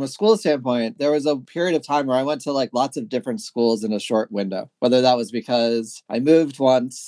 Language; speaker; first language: English; native; English